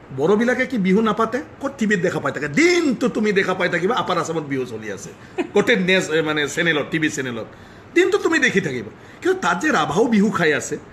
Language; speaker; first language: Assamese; non-native, local second language; Bodo